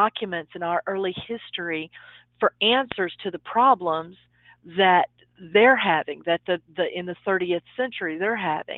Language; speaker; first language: English; native; English